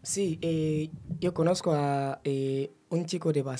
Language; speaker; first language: Spanish; non-native, fluent; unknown